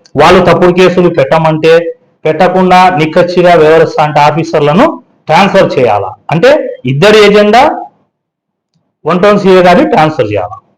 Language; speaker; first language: Telugu; native; Telugu